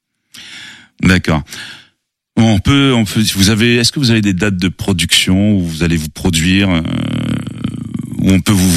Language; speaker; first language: French; native; French